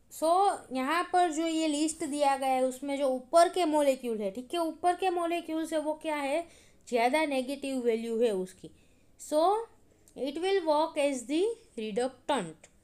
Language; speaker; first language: Hindi; non-native, local second language; Gujarati